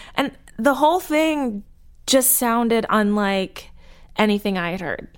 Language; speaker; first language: English; native; English